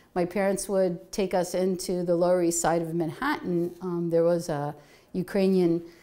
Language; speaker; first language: English; native; English